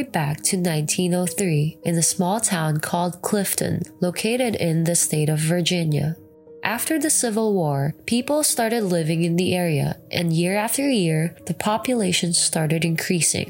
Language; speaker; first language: English; non-native, local second language; Filipino